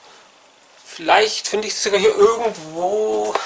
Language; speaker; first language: German; native; German